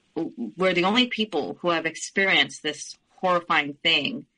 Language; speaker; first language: English; early bilingual, other home language; Spanish